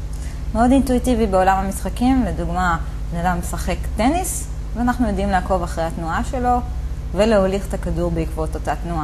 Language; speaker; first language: Hebrew; native; Hebrew